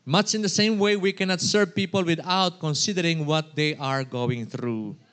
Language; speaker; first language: English; non-native, local second language; Filipino